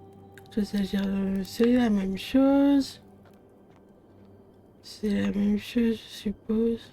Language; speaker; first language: French; native; French